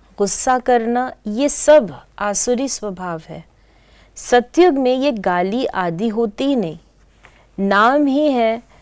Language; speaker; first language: Hindi; native; Hindi